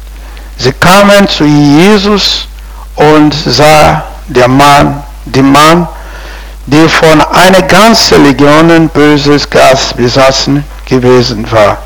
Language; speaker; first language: German; non-native, fluent; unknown